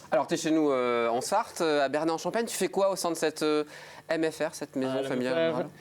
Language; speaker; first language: French; native; French